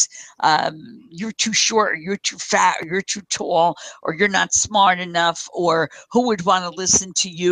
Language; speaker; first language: English; native; English